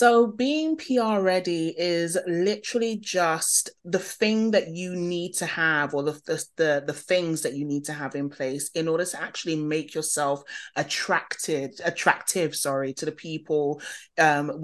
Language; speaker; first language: English; native; English